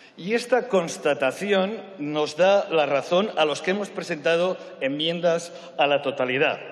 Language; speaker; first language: Spanish; non-native, local second language; Catalan